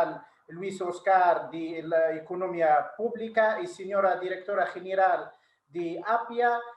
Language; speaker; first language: Spanish; non-native, fluent; Arabic